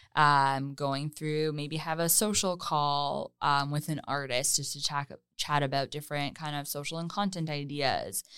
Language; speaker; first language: English; native; English